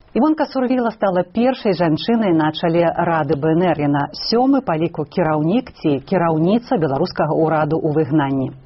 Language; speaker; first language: Belarusian; native; Belarusian